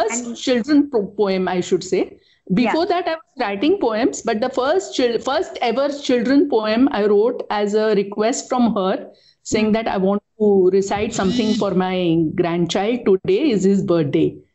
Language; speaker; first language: English; non-native, local second language; Marathi